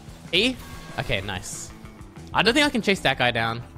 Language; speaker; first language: English; native; English